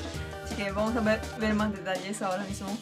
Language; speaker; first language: Spanish; non-native, fluent; Japanese